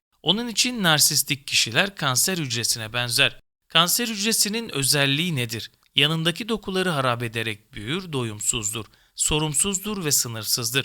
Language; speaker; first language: Turkish; native; Turkish